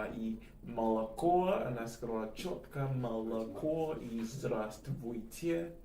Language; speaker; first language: Russian; non-native, fluent; English